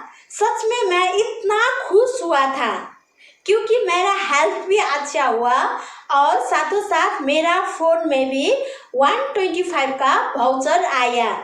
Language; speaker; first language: Hindi; non-native, local second language; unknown